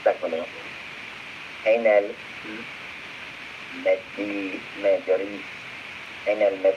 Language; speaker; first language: Arabic; non-native, learner; English